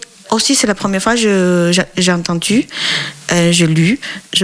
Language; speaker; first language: French; non-native, learner; Chinese